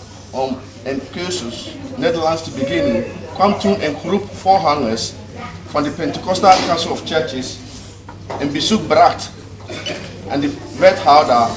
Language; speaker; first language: Dutch; non-native, learner; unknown